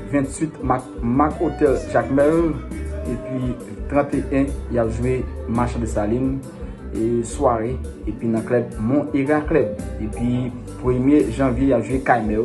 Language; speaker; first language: French; non-native, local second language; Haitian Creole